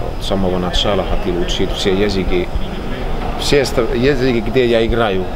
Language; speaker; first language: Russian; non-native, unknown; Finnish